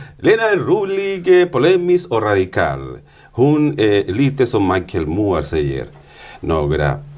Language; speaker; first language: Swedish; non-native, fluent; Spanish